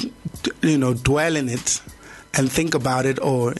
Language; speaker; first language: English; non-native, local second language; Zulu